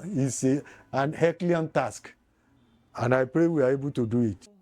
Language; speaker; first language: English; non-native, local second language; Yoruba